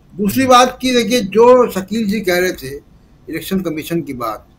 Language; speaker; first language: Hindi; native; Hindi